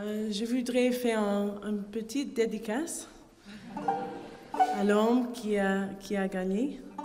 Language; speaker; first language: French; non-native, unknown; English